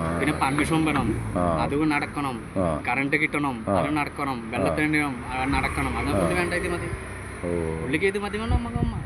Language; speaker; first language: Malayalam; non-native, local second language; Bangla